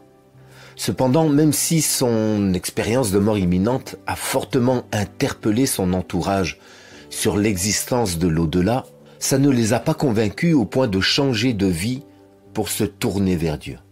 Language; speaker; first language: French; native; French